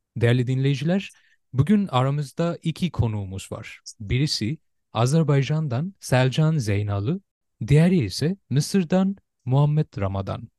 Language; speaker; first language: Turkish; non-native, fluent; Bangla